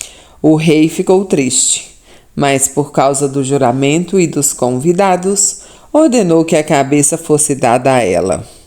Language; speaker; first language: Portuguese; native; Portuguese